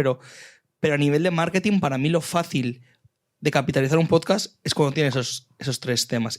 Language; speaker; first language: Spanish; native; Spanish